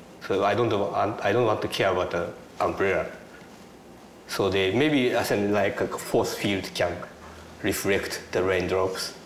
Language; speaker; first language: English; non-native, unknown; Japanese